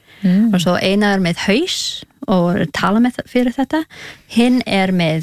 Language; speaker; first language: Icelandic; non-native, learner; Spanish